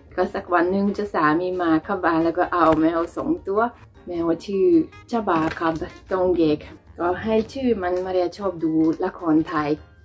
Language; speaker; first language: Thai; non-native, learner; Hungarian